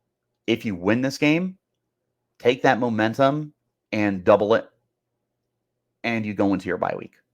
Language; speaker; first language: English; native; English